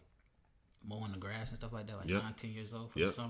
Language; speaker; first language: English; native; English